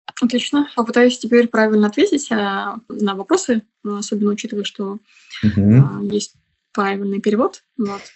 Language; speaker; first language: Russian; native; Russian